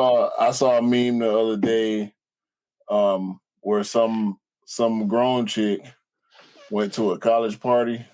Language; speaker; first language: English; native; English